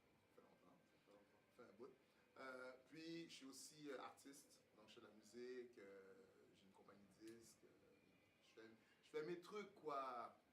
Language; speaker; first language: French; early bilingual, other home language; Haitian Creole